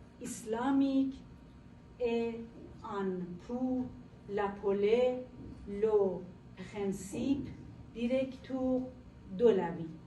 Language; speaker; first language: French; non-native, learner; Persian